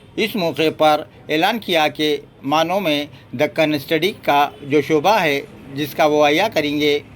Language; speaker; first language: Urdu; native; Urdu